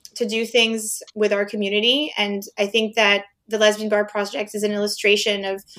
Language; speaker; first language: English; native; English